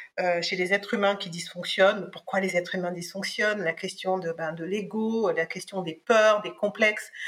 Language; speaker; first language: French; early bilingual, other home language; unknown